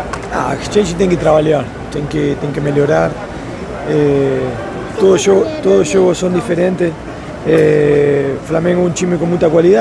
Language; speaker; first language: Portuguese; non-native, learner; Spanish